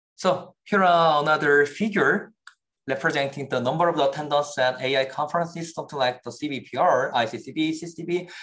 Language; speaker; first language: English; non-native, fluent; Korean